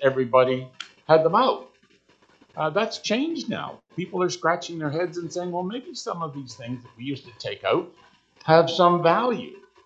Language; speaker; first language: English; native; English